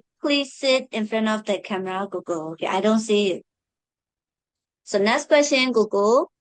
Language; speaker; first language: English; non-native, fluent; Burmese